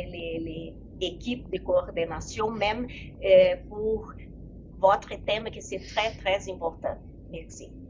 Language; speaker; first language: French; non-native, learner; Portuguese